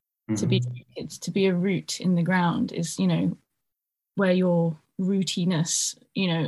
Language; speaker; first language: English; native; English